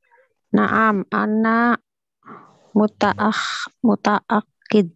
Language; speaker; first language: Arabic; non-native, learner; Indonesian